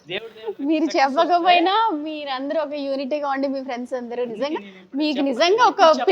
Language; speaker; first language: Telugu; native; Telugu